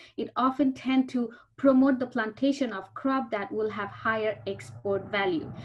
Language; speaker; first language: English; non-native, local second language; Bangla